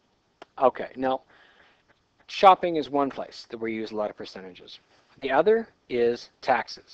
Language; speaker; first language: English; native; English